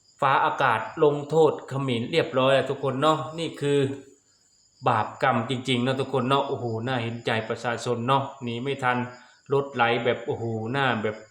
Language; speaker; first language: Thai; non-native, local second language; Lao